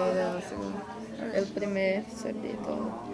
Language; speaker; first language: Spanish; non-native, learner; English